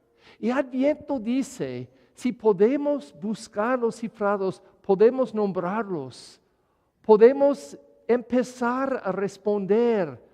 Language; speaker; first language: Spanish; non-native, learner; English